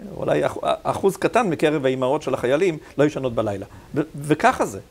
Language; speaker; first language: Hebrew; native; Hebrew